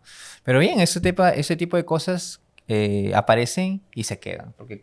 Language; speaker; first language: Spanish; native; Spanish